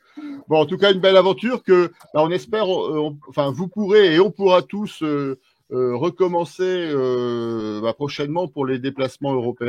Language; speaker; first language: French; native; French